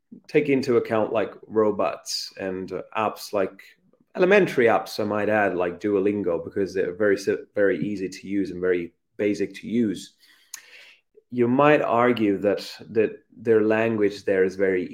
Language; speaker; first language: English; non-native, fluent; Italian